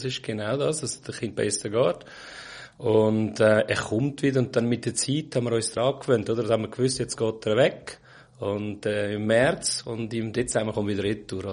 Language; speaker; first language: German; non-native, fluent; Portuguese